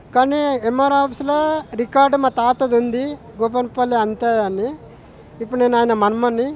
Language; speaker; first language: Telugu; native; Telugu